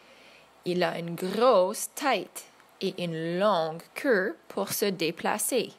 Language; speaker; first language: French; non-native, fluent; English